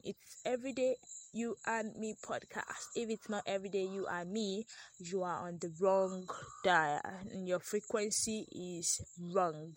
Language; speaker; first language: English; non-native, local second language; Yoruba